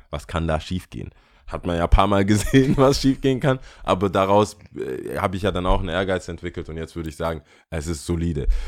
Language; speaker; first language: German; early bilingual, other home language; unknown